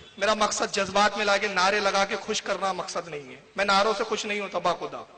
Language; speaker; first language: Urdu; native; Urdu